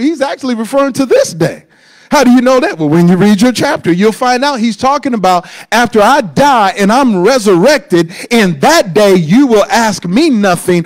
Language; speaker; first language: English; native; English